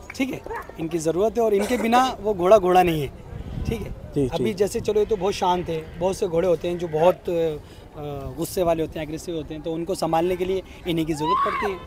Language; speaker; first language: Hindi; native; Hindi